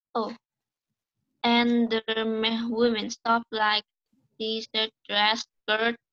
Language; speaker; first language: English; non-native, learner; Vietnamese